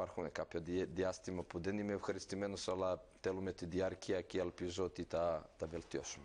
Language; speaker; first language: Greek; non-native, fluent; Serbian